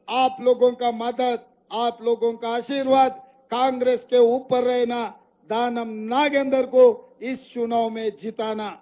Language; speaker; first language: Hindi; non-native, local second language; Telugu